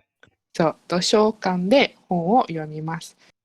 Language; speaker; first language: Japanese; non-native, learner; Malay